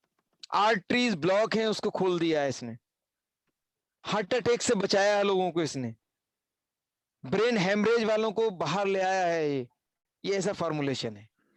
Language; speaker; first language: Hindi; native; Hindi